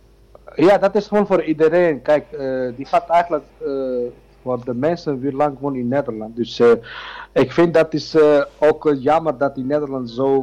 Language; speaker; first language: Dutch; non-native, learner; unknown